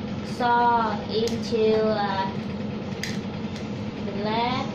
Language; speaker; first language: English; non-native, learner; Vietnamese